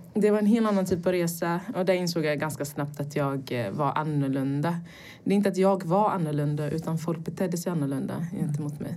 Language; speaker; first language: Swedish; early bilingual, other home language; Portuguese